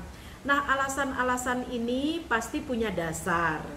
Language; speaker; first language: Indonesian; native; Indonesian